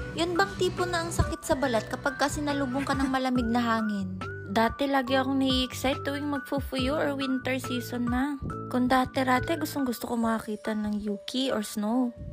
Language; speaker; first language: Filipino; native; Filipino